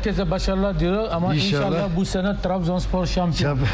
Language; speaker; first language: Turkish; non-native, learner; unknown